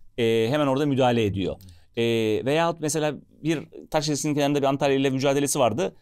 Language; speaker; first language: Turkish; native; Turkish